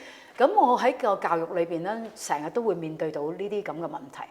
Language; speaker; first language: Cantonese; native; Cantonese